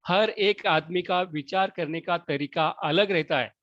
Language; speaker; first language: Hindi; non-native, local second language; Marathi